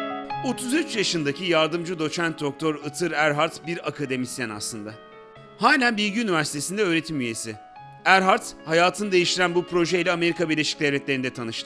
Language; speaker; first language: Turkish; native; Turkish